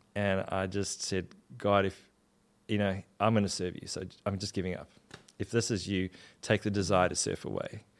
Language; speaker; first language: English; native; English